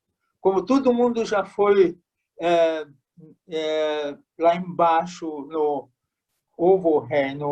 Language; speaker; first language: Portuguese; non-native, fluent; Hungarian